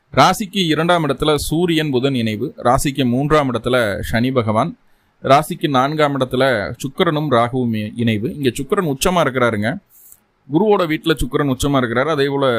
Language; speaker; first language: Tamil; native; Tamil